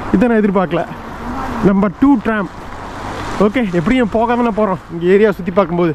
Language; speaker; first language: English; non-native, local second language; Tamil